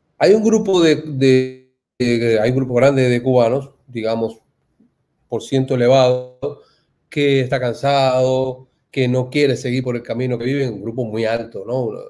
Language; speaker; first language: Spanish; native; Spanish